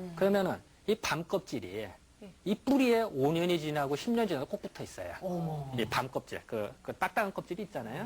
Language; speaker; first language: Korean; native; Korean